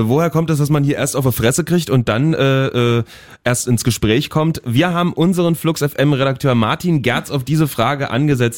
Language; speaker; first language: German; native; German